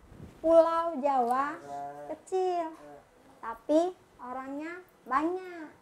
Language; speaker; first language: Indonesian; native; Indonesian